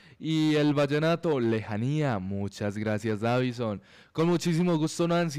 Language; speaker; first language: Spanish; native; Spanish